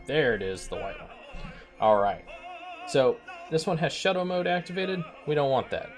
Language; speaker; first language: English; native; English